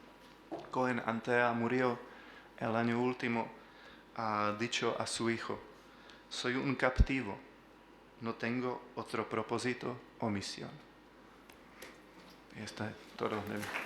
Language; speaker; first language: Spanish; non-native, learner; Czech